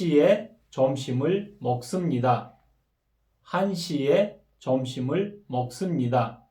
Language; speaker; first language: Korean; non-native, fluent; Kyrgyz